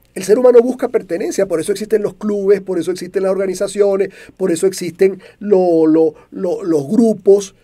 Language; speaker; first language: Spanish; native; Spanish